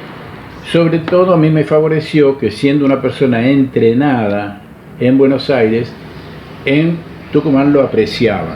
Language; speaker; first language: Spanish; native; Spanish